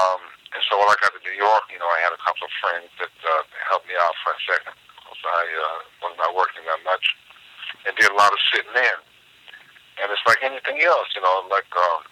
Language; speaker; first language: English; native; English